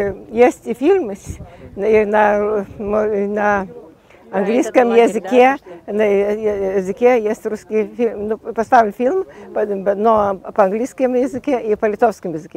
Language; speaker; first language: Russian; non-native, fluent; Lithuanian